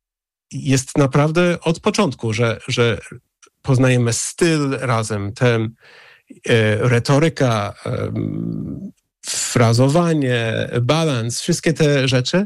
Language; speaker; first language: Polish; non-native, fluent; English